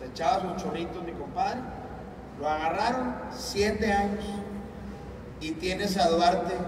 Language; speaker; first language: Spanish; native; Spanish